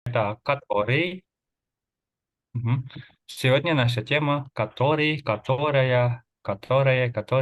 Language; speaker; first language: Russian; non-native, fluent; Indonesian